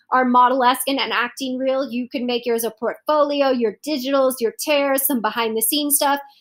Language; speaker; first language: English; native; English